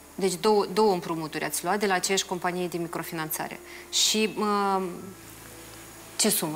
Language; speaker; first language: Romanian; native; Romanian